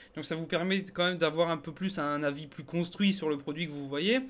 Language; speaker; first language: French; native; French